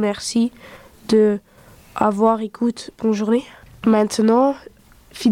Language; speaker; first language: French; non-native, local second language; Dutch